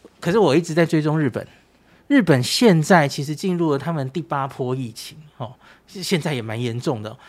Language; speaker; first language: Chinese; native; Chinese